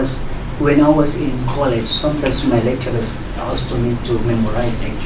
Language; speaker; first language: English; non-native, learner; Indonesian